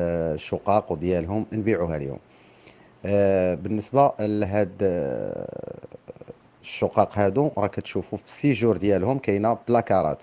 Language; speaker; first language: Arabic; native; Arabic